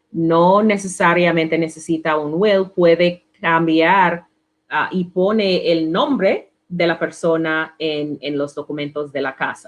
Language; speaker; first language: Spanish; non-native, learner; English